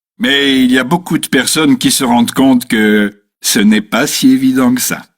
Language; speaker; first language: French; native; French